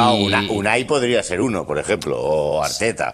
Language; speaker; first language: Spanish; native; Spanish